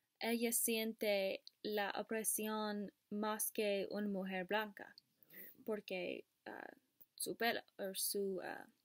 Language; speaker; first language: Spanish; non-native, learner; English